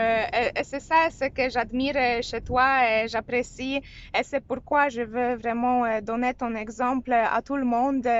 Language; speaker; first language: French; non-native, fluent; Polish